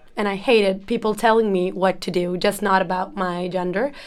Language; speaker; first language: English; non-native, fluent; Turkish